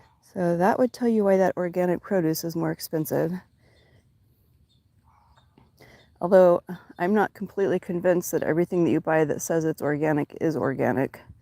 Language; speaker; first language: English; native; English